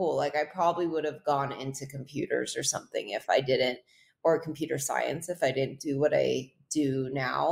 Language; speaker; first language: English; native; English